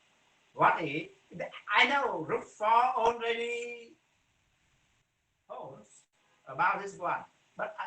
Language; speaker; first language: English; non-native, fluent; Vietnamese